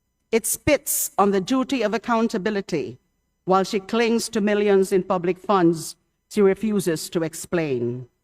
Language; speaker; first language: English; non-native, local second language; Filipino